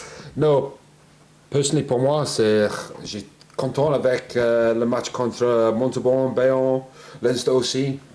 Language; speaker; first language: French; non-native, learner; English